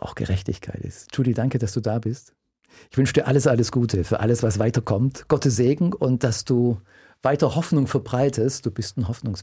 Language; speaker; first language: German; native; German